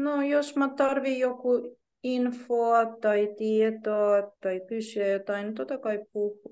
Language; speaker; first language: Finnish; non-native, fluent; Ukrainian